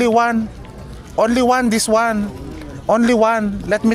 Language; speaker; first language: English; non-native, local second language; Filipino